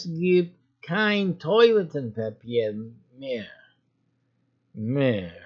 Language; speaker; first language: German; non-native, learner; English